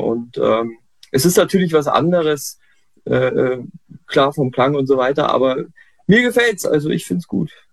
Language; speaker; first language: German; native; German